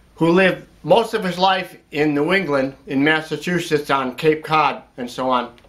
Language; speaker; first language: English; native; English